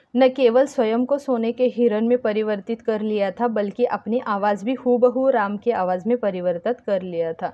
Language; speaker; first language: Hindi; non-native, local second language; Marathi